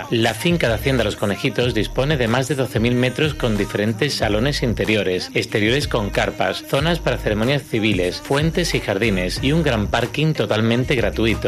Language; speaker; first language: Spanish; native; Spanish